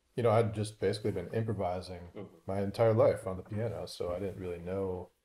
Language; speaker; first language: English; native; English